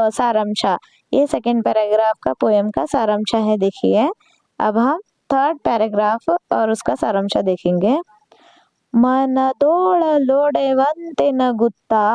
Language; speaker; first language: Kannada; non-native, local second language; Urdu